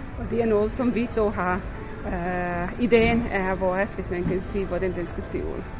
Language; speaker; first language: Danish; native; Danish